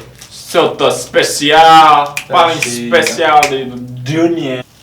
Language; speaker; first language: Indonesian; non-native, learner; English